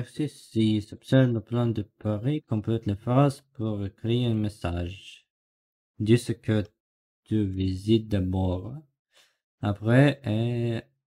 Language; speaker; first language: French; non-native, learner; Russian